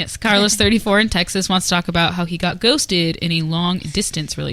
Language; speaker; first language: English; native; English